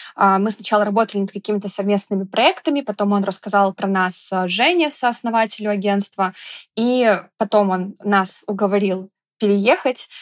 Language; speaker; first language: Russian; native; Russian